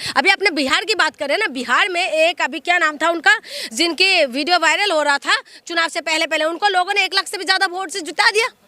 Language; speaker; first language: Hindi; non-native, local second language; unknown